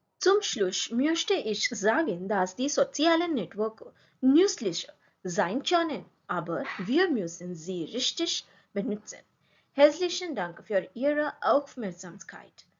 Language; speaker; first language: German; non-native, learner; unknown